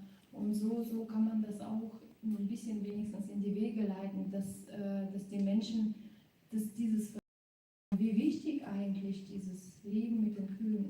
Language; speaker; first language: German; non-native, fluent; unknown